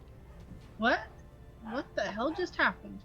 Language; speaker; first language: English; native; English